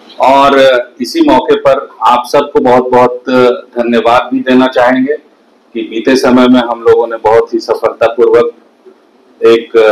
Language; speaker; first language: Hindi; native; Hindi